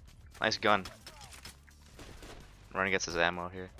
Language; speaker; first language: English; non-native, fluent; Swedish